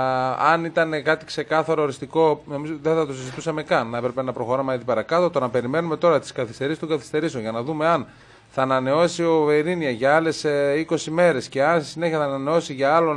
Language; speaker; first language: Greek; native; Greek